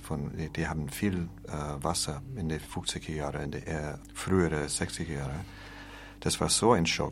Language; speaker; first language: German; non-native, learner; English